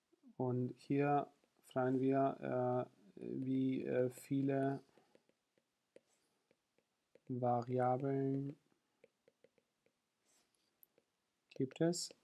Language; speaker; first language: German; non-native, fluent; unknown